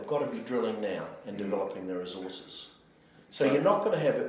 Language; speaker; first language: English; native; English